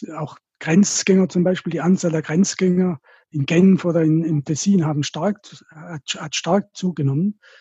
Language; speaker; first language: German; native; German